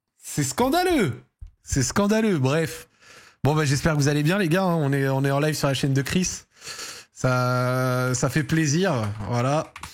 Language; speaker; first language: French; early bilingual, other home language; Arabic